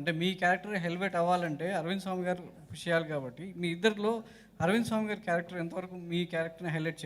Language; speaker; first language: Telugu; native; Telugu